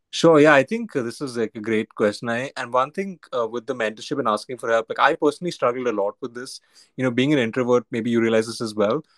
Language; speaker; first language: English; non-native, local second language; Hindi